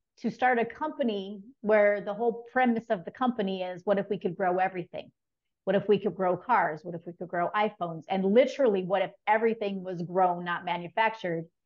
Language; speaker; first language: English; native; English